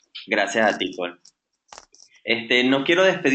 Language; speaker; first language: Spanish; native; Spanish